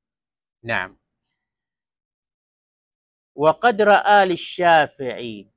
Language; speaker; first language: Arabic; non-native, fluent; Malay